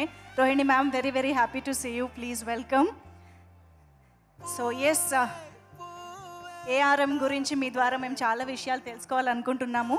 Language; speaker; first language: Telugu; native; Telugu